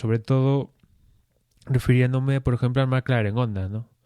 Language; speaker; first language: Spanish; native; Spanish